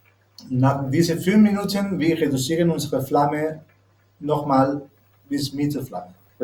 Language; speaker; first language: German; non-native, learner; Spanish